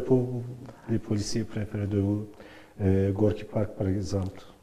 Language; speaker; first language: French; non-native, learner; Turkish